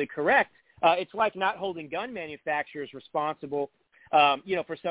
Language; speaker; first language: English; native; English